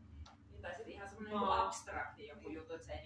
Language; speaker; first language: Finnish; native; Finnish